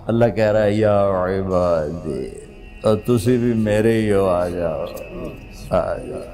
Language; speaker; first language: Urdu; non-native, local second language; Punjabi